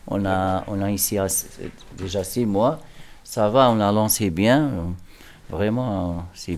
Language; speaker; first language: French; non-native, learner; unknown